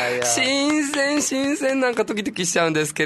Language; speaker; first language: Japanese; native; Japanese